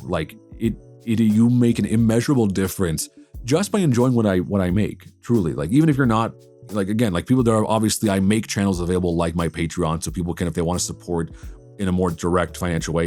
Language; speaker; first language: English; native; English